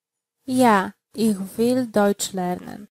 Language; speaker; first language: German; non-native, fluent; Polish